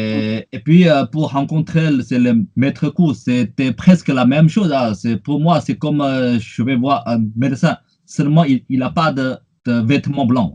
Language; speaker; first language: French; non-native, fluent; Chinese